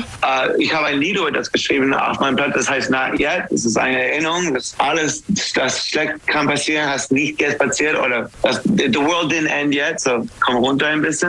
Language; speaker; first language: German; non-native, learner; English